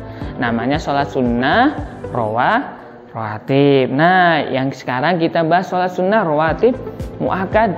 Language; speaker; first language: Indonesian; native; Indonesian